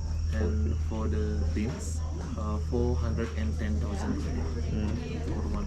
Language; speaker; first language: English; non-native, local second language; Indonesian